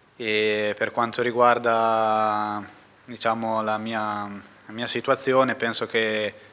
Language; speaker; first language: Italian; native; Italian